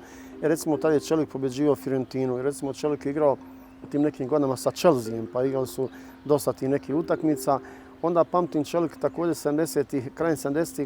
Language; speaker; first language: Bosnian; native; Bosnian